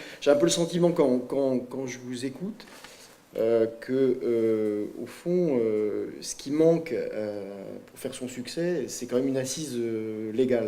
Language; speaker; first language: French; native; French